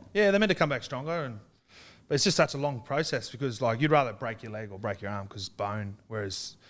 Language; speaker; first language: English; native; English